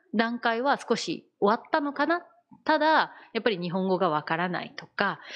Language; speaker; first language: Japanese; native; Japanese